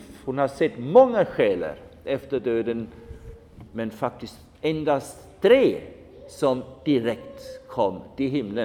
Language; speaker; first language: Swedish; non-native, fluent; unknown